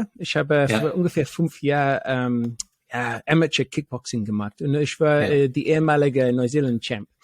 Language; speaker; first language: German; non-native, fluent; English